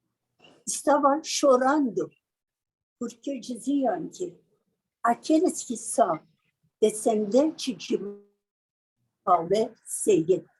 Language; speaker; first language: Portuguese; non-native, learner; Persian